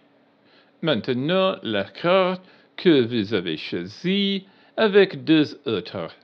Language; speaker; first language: French; non-native, learner; English